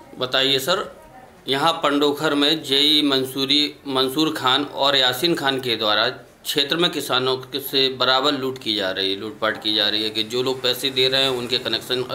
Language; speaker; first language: Hindi; native; Hindi